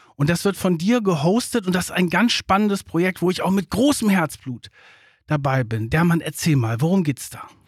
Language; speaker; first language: German; early bilingual, other home language; Turkish